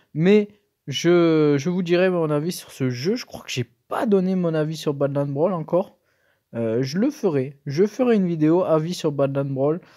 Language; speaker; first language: French; native; French